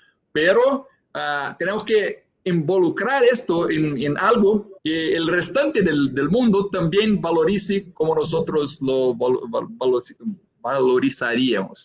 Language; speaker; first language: Spanish; non-native, fluent; Portuguese